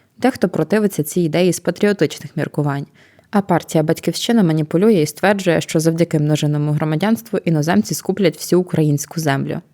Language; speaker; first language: Ukrainian; native; Ukrainian